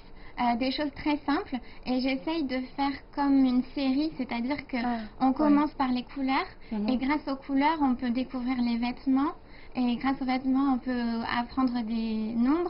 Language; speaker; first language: French; native; French